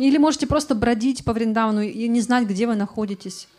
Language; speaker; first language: Russian; native; Russian